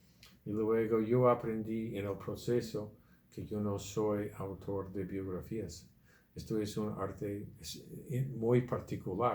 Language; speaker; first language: Spanish; non-native, fluent; English